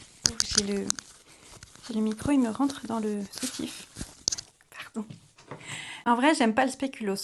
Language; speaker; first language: French; native; French